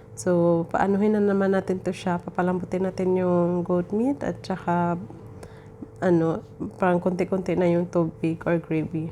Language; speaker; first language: Filipino; native; Filipino